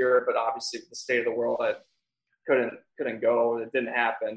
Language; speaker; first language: English; native; English